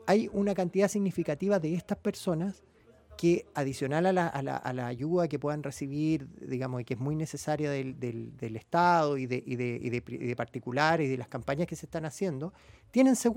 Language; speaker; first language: Spanish; native; Spanish